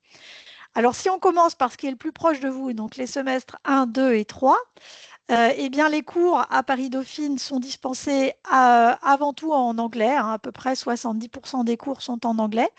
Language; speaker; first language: French; native; French